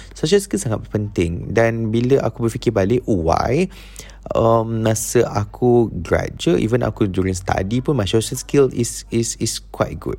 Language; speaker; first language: English; non-native, local second language; Malay